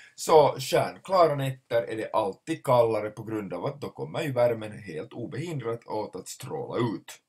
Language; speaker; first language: Swedish; native; Swedish